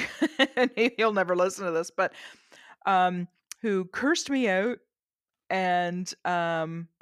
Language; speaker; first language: English; native; English